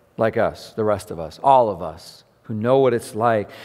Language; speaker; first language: English; native; English